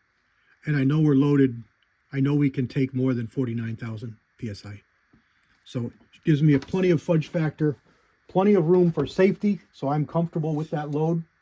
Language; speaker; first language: English; native; English